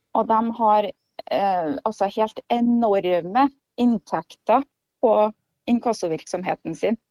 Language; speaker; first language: Norwegian; native; Norwegian